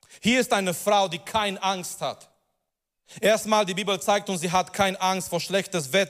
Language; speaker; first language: German; non-native, fluent; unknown